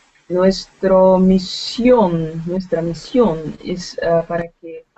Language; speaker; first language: Spanish; non-native, learner; Dutch